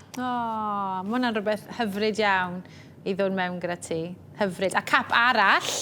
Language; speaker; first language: Welsh; native; Welsh